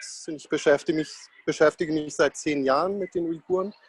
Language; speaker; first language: German; non-native, fluent; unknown